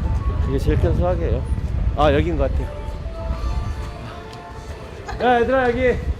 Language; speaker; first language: Korean; native; Korean